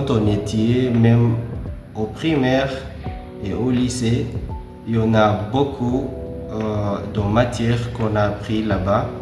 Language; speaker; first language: French; non-native, learner; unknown